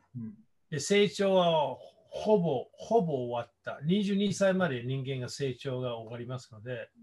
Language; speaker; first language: Japanese; non-native, fluent; English